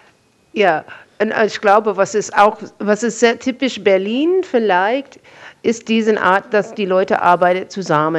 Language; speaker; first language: German; non-native, fluent; English